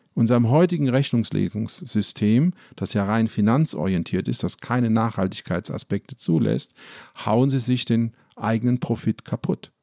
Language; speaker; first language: German; native; German